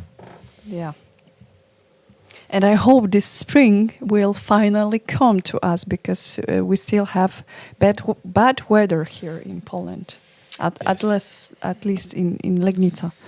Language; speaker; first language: English; non-native, fluent; Polish